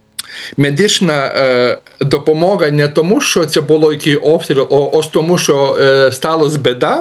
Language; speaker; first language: Ukrainian; non-native, learner; Lithuanian